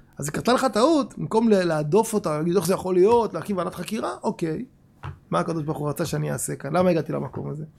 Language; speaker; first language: Hebrew; native; Hebrew